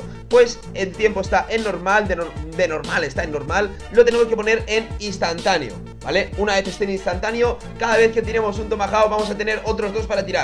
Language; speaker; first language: Spanish; native; Spanish